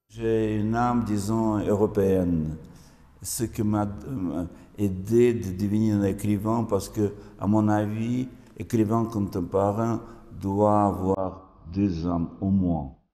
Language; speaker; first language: French; non-native, fluent; Russian